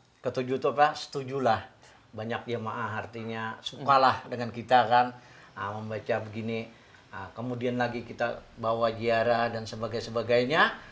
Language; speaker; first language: Malay; non-native, local second language; Banjar